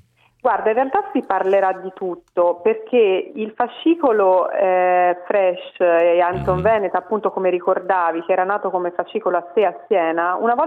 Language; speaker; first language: Italian; native; Italian